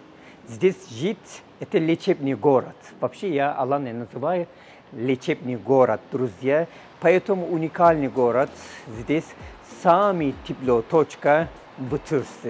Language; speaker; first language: Russian; non-native, learner; Turkish